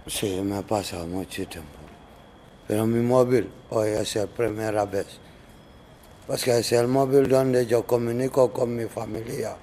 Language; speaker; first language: Spanish; non-native, learner; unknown